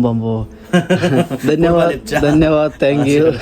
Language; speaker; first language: Hindi; non-native, local second language; Malayalam